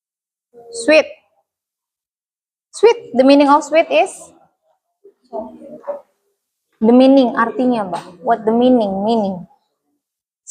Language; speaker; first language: English; non-native, learner; Indonesian